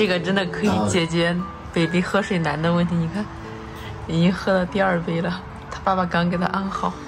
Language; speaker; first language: Chinese; native; Chinese